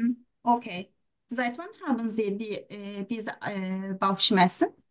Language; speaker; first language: German; non-native, learner; Turkish